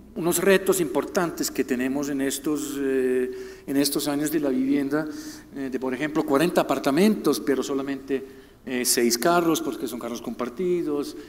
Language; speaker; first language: Spanish; non-native, fluent; German